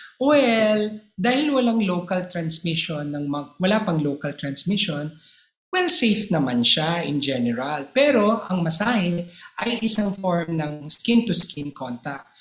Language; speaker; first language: Filipino; native; Filipino